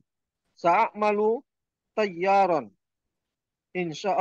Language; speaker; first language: Arabic; non-native, learner; Indonesian